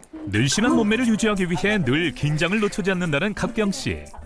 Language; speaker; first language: Korean; native; Korean